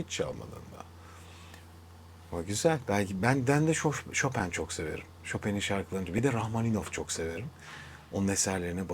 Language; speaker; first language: Turkish; native; Turkish